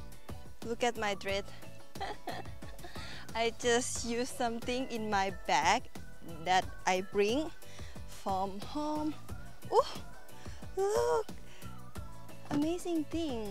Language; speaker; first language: English; non-native, learner; Thai